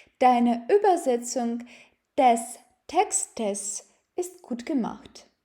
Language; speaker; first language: German; non-native, fluent; Ukrainian